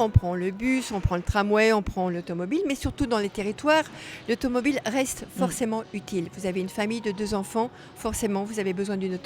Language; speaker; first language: French; native; French